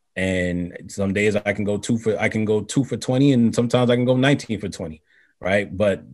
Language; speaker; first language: English; native; English